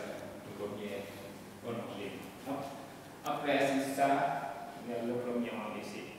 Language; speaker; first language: French; non-native, learner; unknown